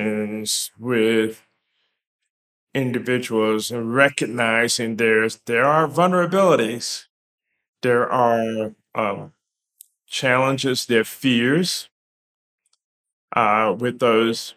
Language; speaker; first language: English; native; English